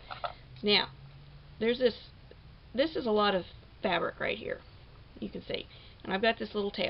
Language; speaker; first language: English; native; English